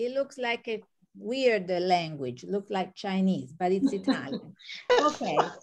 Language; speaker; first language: English; non-native, fluent; Italian